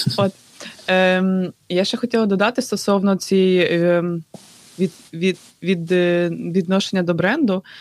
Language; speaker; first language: Ukrainian; native; Ukrainian